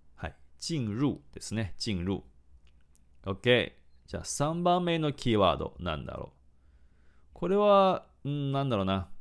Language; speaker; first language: Japanese; non-native, fluent; Chinese